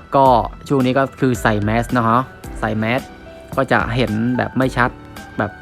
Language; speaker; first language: Thai; non-native, fluent; Khmer